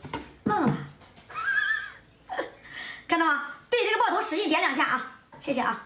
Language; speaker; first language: Chinese; native; Chinese